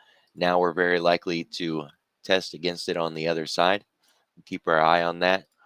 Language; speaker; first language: English; native; English